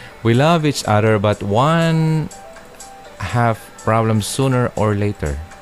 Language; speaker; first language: English; non-native, local second language; Filipino